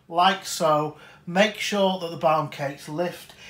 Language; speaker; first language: English; native; English